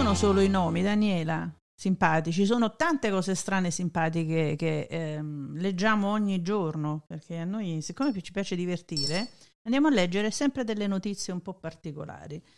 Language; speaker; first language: Italian; native; Italian